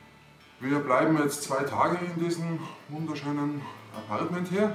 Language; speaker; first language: German; native; German